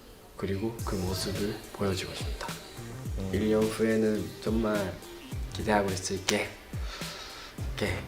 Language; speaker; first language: Korean; non-native, learner; Japanese